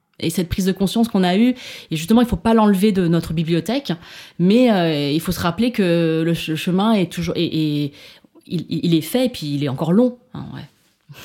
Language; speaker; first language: French; early bilingual, other home language; Chinese